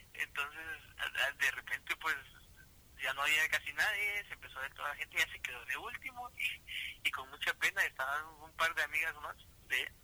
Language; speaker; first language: Spanish; native; Spanish